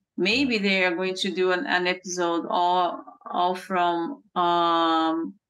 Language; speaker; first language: English; non-native, fluent; Portuguese